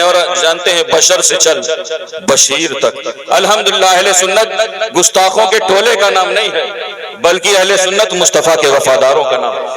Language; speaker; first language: Urdu; native; Urdu